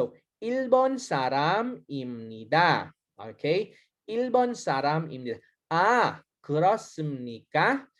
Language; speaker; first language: Korean; non-native, learner; Hiligaynon